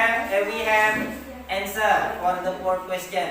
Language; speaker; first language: English; non-native, learner; Indonesian